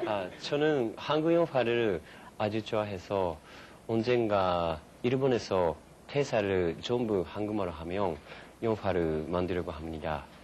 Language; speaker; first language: Korean; non-native, fluent; Japanese